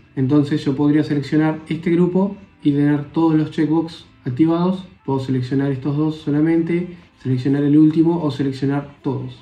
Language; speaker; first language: Spanish; native; Spanish